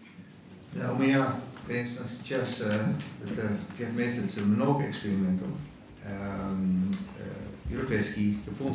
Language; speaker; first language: Russian; non-native, learner; Dutch